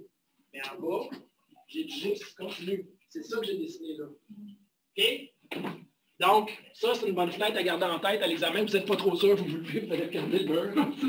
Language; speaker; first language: French; native; French